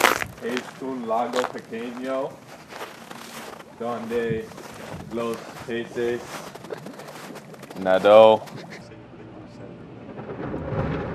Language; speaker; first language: Spanish; non-native, learner; English